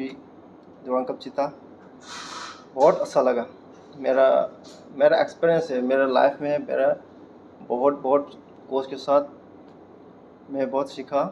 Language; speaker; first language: Hindi; non-native, local second language; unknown